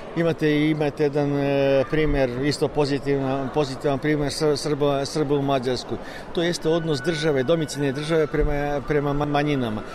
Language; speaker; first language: Serbian; early bilingual, heritage; Serbian